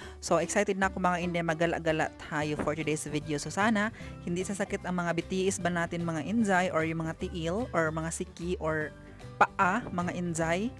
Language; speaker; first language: Filipino; non-native, local second language; Cebuano